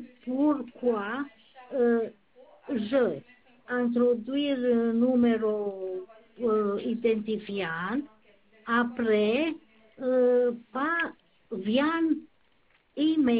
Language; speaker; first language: French; non-native, learner; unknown